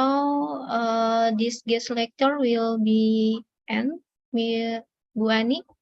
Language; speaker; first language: English; non-native, learner; Indonesian